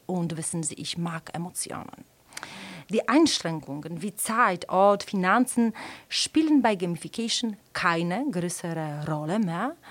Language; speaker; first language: German; non-native, fluent; Polish